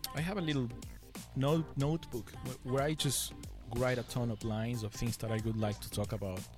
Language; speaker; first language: English; non-native, fluent; Spanish